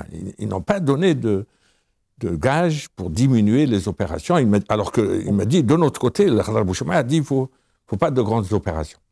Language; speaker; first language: French; non-native, local second language; Arabic